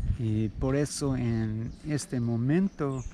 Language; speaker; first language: Spanish; non-native, learner; English